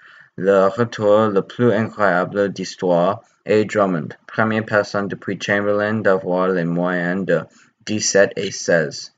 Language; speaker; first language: French; non-native, learner; English